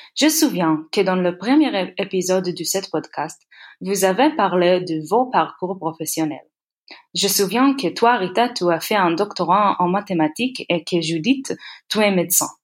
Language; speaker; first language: French; non-native, fluent; Hebrew